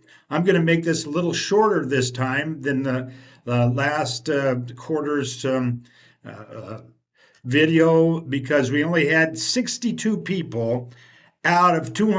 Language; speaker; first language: English; native; English